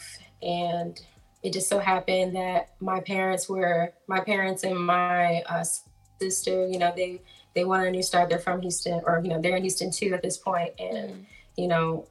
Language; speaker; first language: English; native; English